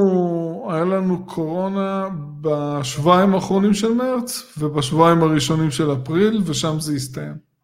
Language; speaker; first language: Hebrew; native; Hebrew